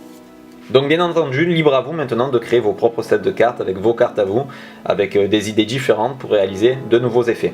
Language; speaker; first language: French; native; French